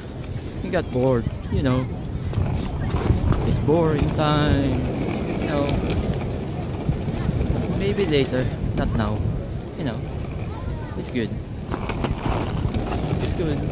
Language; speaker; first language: English; non-native, local second language; Filipino